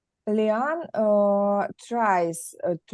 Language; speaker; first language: English; non-native, learner; Russian